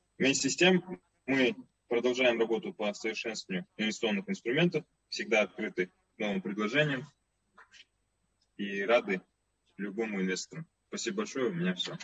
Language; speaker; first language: Russian; native; Russian